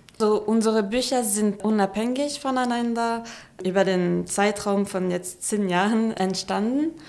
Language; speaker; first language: German; non-native, fluent; French